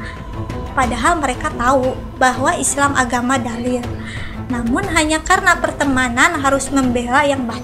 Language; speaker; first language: Indonesian; native; Indonesian